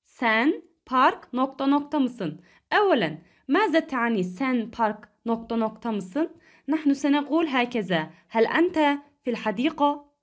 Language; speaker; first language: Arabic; non-native, fluent; Turkish